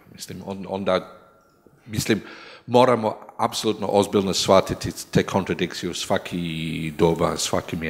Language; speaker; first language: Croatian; non-native, learner; English